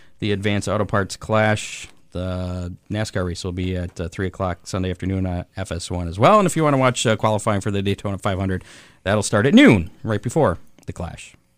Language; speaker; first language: English; native; English